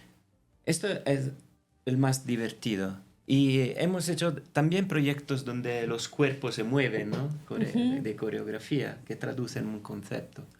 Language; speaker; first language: Spanish; non-native, fluent; Italian